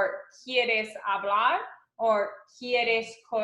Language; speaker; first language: Spanish; non-native, fluent; English